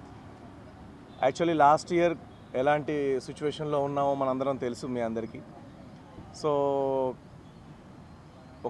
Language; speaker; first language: Telugu; native; Telugu